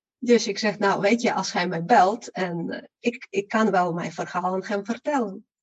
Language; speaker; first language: Dutch; non-native, fluent; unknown